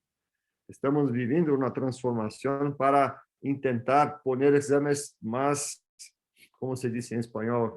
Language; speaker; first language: Spanish; non-native, fluent; Portuguese